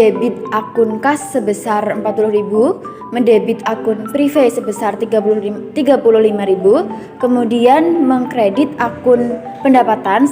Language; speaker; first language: Indonesian; native; Indonesian